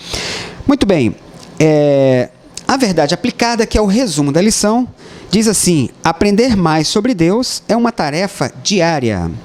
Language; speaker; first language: Portuguese; native; Portuguese